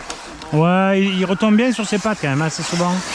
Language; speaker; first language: French; native; French